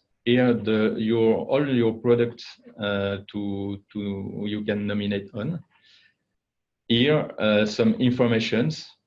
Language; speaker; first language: English; non-native, fluent; French